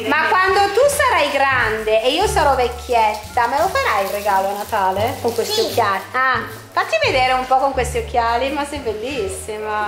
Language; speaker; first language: Italian; native; Italian